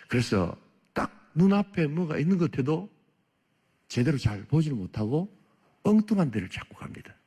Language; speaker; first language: Korean; native; Korean